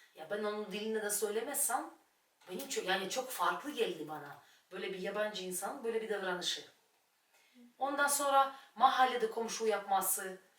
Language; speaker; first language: Turkish; non-native, fluent; Russian